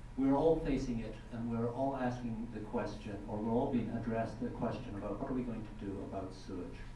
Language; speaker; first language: English; native; English